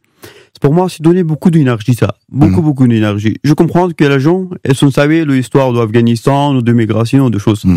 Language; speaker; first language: French; non-native, learner; Pashto